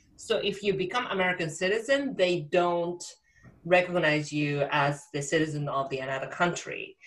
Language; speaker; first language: English; non-native, fluent; Japanese